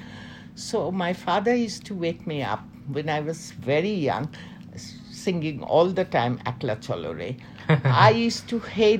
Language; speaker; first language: English; non-native, local second language; Bangla